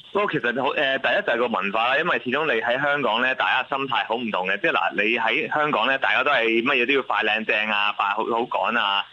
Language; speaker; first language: Cantonese; non-native, local second language; English